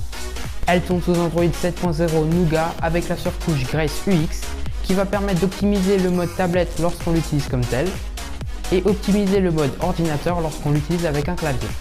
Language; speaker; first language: French; native; French